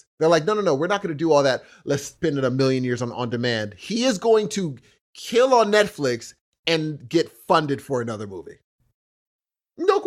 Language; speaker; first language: English; native; English